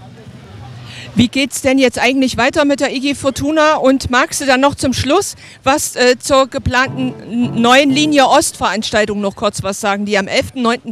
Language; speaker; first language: German; native; German